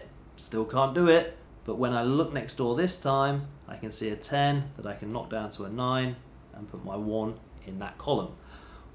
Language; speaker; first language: English; native; English